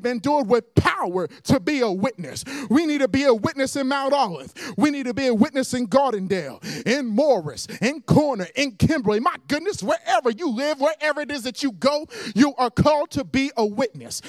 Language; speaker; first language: English; native; English